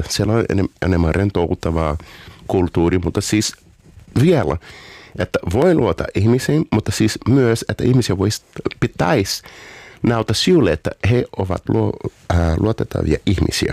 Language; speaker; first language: Finnish; non-native, fluent; Portuguese